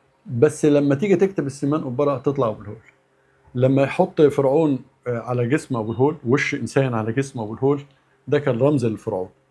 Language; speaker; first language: Arabic; native; Arabic